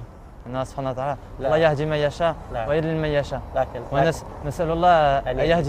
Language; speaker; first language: Arabic; non-native, learner; French